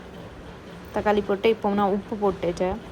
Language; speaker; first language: Tamil; non-native, learner; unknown